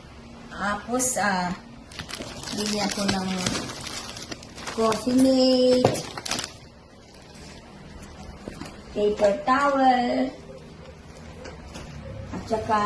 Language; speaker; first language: Filipino; non-native, learner; Korean